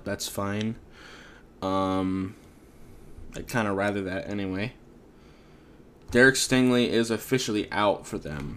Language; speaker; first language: English; native; English